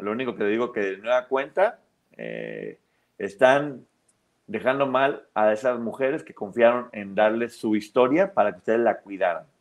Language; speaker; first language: Spanish; native; Spanish